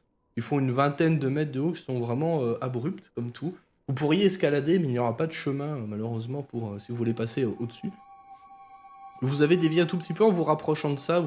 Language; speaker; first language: French; native; French